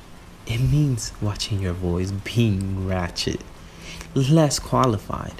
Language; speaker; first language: English; native; English